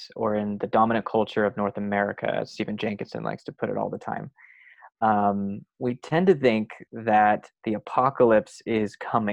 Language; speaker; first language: English; native; English